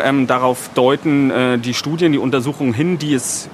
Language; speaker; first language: German; native; German